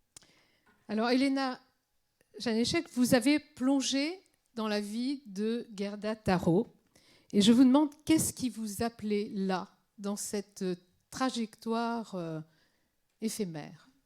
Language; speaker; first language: French; native; French